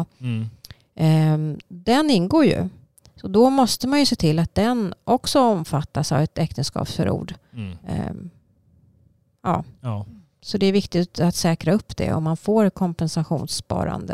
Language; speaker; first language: Swedish; native; Swedish